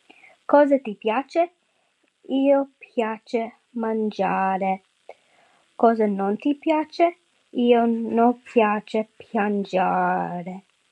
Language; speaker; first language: Italian; non-native, learner; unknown